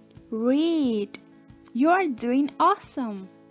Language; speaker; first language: English; non-native, fluent; Spanish